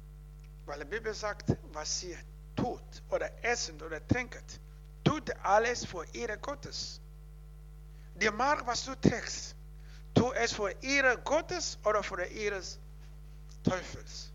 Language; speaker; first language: German; non-native, learner; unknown